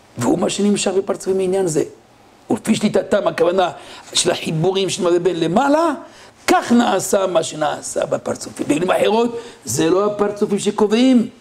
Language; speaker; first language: Hebrew; non-native, fluent; French